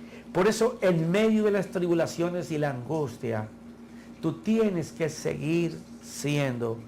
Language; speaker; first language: Spanish; native; Spanish